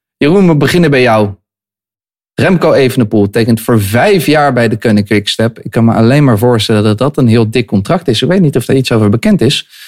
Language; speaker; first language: Dutch; native; Dutch